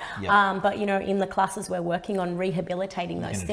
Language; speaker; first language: English; native; English